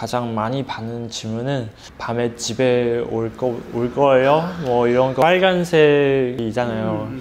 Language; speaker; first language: Korean; non-native, fluent; Chinese